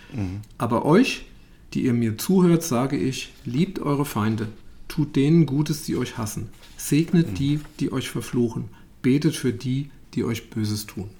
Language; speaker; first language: German; native; German